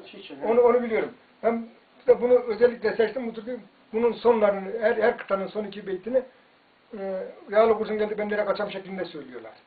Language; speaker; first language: Turkish; native; Turkish